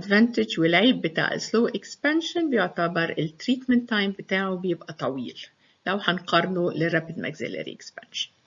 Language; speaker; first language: Arabic; native; Arabic